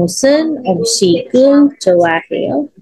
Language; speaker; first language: Korean; non-native, fluent; Filipino